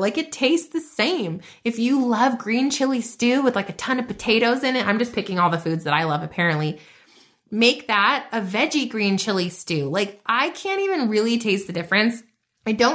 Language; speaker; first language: English; native; English